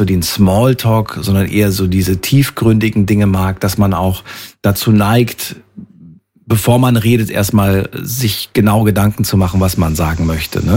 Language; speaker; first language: German; native; German